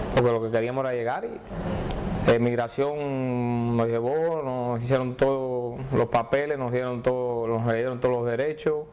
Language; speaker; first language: Spanish; native; Spanish